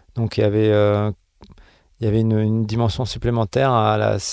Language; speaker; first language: French; native; French